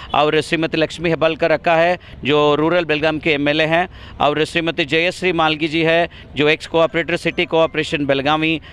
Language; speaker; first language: Hindi; non-native, local second language; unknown